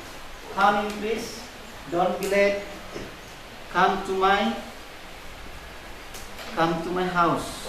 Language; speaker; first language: English; non-native, learner; Indonesian